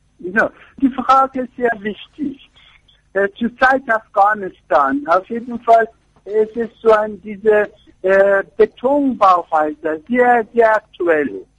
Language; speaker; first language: German; non-native, fluent; Persian